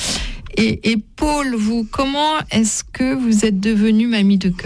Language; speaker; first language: French; native; French